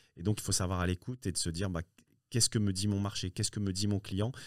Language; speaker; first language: French; early bilingual, other home language; Riffian